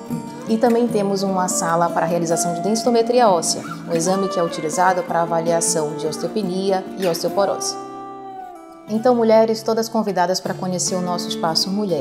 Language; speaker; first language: Portuguese; native; Portuguese